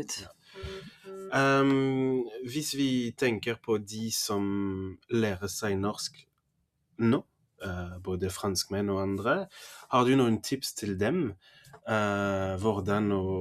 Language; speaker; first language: Norwegian; non-native, fluent; French